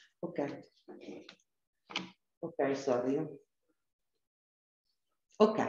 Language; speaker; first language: English; non-native, learner; Italian